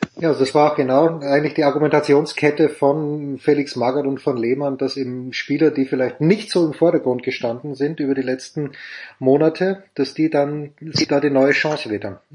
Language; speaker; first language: German; native; German